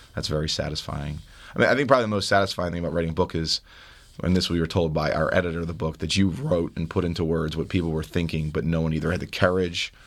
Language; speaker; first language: English; native; English